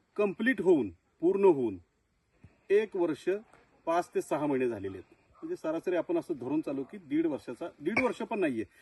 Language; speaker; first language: Marathi; native; Marathi